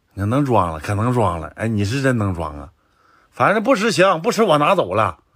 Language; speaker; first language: Chinese; native; Chinese